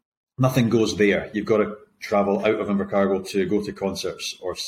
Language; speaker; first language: English; native; English